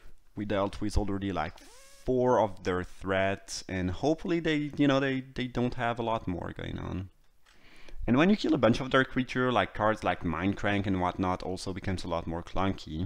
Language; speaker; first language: English; non-native, fluent; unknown